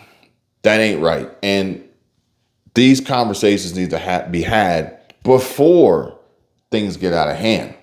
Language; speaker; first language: English; native; English